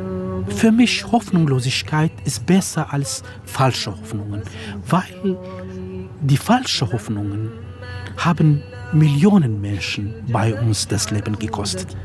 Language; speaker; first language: German; non-native, fluent; Kurdish